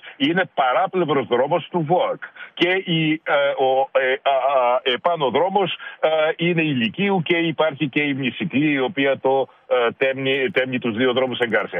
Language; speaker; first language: Greek; native; Greek